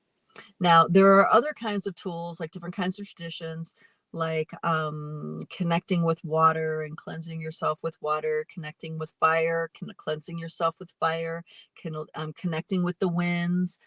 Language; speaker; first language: English; native; English